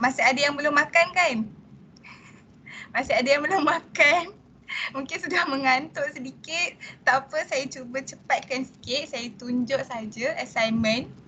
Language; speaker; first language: Malay; native; Malay